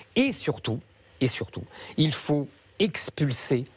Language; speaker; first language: French; native; French